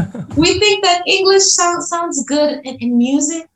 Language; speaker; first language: English; early bilingual, other home language; Portuguese